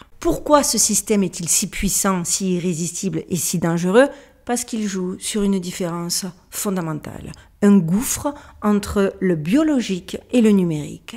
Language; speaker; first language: French; native; French